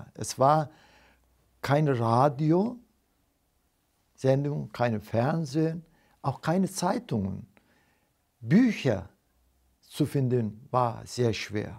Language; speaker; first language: German; non-native, fluent; Turkish